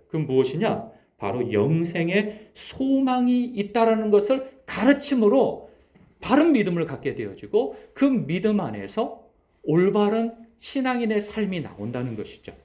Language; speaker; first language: Korean; native; Korean